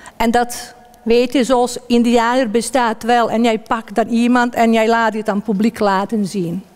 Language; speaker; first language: Dutch; non-native, fluent; Bosnian